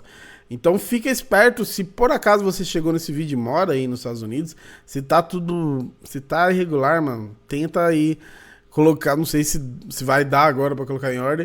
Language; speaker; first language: Portuguese; native; Portuguese